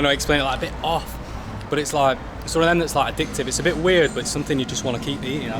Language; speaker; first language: English; native; English